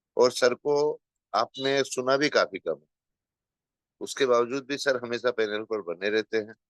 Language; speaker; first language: Hindi; native; Hindi